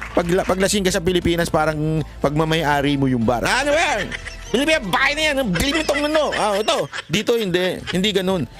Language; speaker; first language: Filipino; native; Filipino